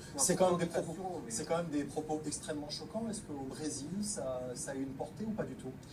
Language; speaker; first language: French; native; French